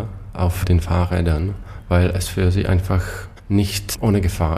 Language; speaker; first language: German; non-native, fluent; Czech